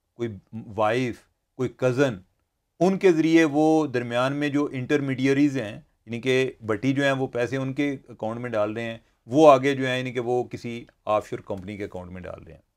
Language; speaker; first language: Urdu; non-native, local second language; Punjabi